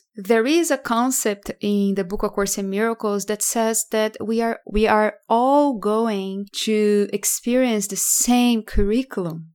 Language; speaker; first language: English; non-native, fluent; Portuguese